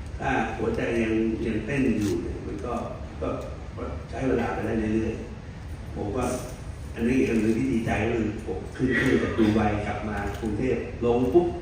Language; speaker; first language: Thai; native; Thai